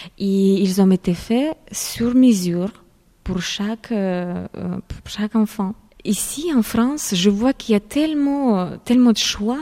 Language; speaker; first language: French; non-native, fluent; Ukrainian